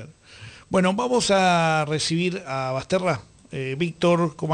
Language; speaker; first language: Spanish; native; Spanish